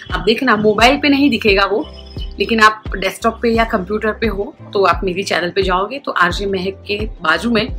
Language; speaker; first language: Hindi; non-native, local second language; Gujarati